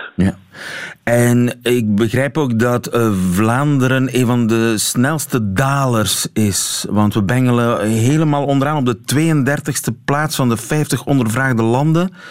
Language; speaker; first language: Dutch; native; Dutch